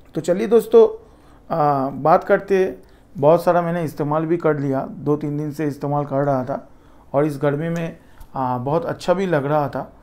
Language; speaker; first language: Hindi; non-native, local second language; Bangla